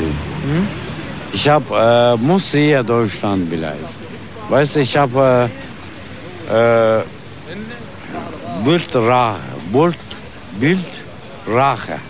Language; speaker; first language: German; non-native, learner; Turkish